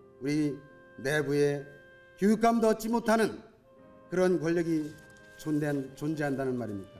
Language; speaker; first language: Korean; native; Korean